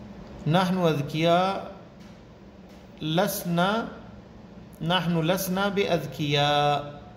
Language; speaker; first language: Arabic; non-native, fluent; Urdu